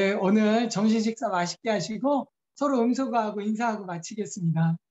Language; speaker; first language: Korean; native; Korean